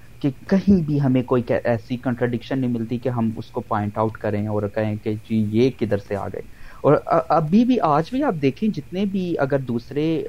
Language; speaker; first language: Urdu; non-native, local second language; Punjabi